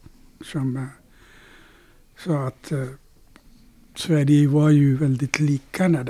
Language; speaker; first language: Swedish; non-native, fluent; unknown